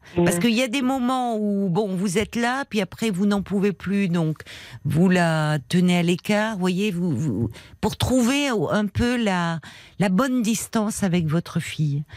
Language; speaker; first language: French; native; French